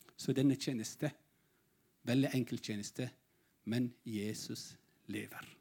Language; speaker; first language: Norwegian; non-native, learner; Arabic